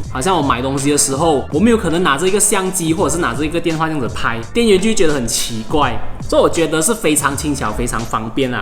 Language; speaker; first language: Chinese; native; Chinese